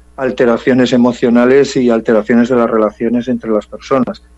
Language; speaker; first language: Spanish; early bilingual, heritage; English